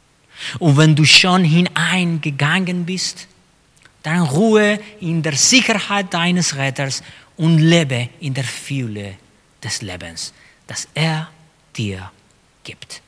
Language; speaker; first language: German; non-native, fluent; Spanish